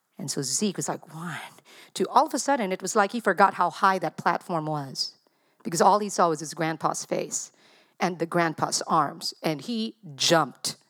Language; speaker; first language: English; non-native, local second language; Filipino